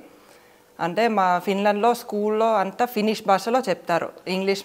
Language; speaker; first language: Telugu; non-native, fluent; Finnish